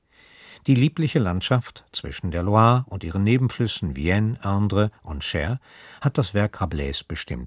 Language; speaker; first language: German; native; German